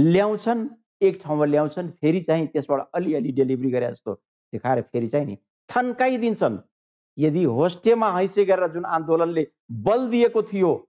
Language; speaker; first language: Nepali; non-native, local second language; Maithili